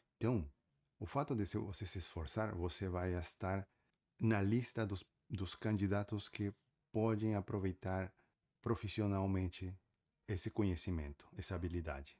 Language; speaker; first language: Portuguese; non-native, fluent; Spanish